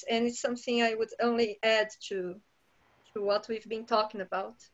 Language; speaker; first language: English; non-native, fluent; Portuguese